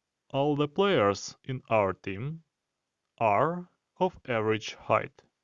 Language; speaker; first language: English; non-native, fluent; Ukrainian